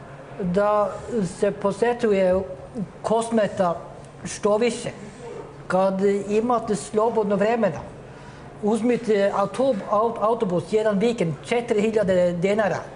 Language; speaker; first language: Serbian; non-native, fluent; Norwegian